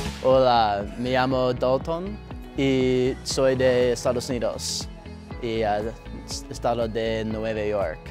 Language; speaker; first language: Spanish; non-native, learner; English